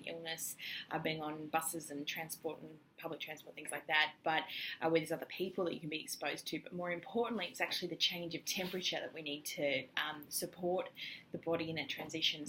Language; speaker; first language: English; native; English